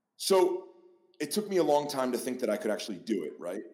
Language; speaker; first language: English; native; English